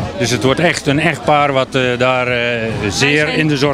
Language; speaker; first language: Dutch; native; Dutch